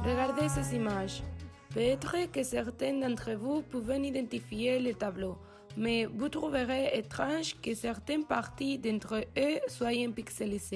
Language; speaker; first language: French; non-native, learner; Spanish